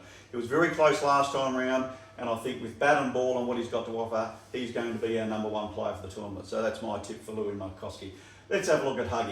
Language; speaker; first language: English; native; English